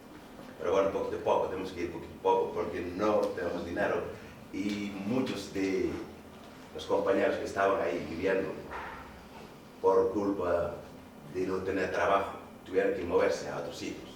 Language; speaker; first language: Spanish; non-native, fluent; Wolof